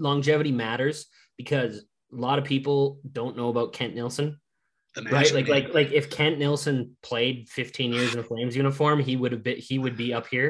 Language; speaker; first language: English; native; English